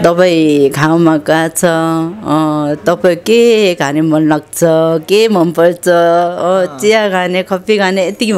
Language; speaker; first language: Nepali; non-native, learner; Korean